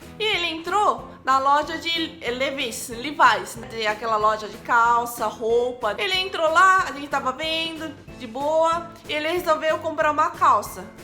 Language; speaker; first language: Portuguese; non-native, fluent; Korean